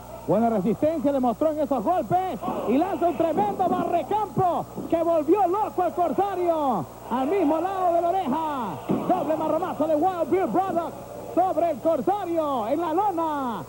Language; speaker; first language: Spanish; native; Spanish